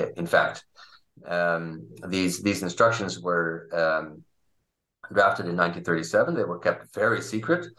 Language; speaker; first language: English; non-native, fluent; Dutch